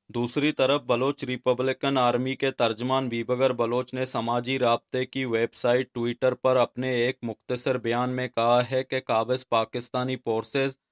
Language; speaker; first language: Urdu; non-native, local second language; Baluchi